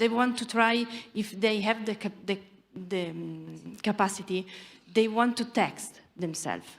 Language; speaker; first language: English; non-native, learner; Italian